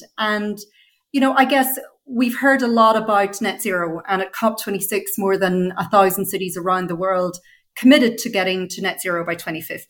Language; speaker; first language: English; native; English